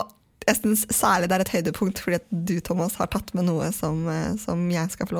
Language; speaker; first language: Norwegian; native; Norwegian